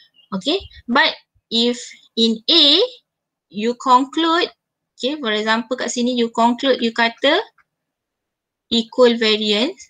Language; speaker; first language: English; non-native, local second language; Malay